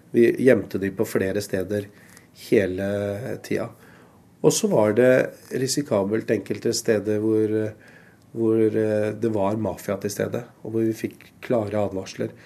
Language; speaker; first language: Norwegian; early bilingual, other home language; Urdu